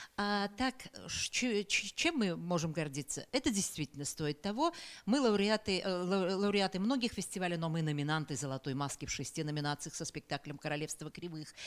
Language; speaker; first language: Russian; native; Russian